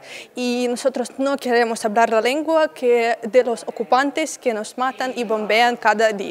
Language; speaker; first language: Spanish; non-native, learner; Russian